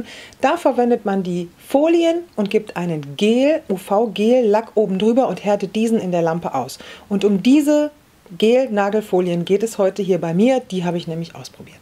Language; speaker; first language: German; native; German